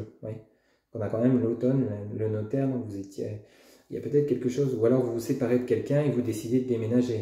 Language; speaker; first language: French; native; French